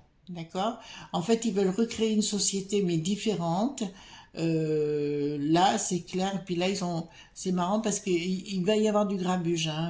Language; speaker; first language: French; native; French